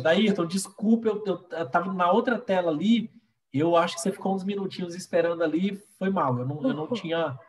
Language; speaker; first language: Portuguese; native; Portuguese